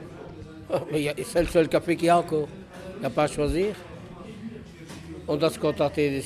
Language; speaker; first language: French; native; French